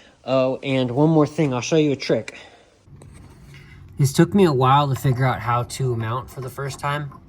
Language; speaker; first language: English; native; English